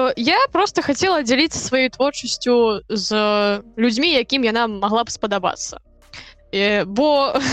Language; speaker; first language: Belarusian; non-native, local second language; Russian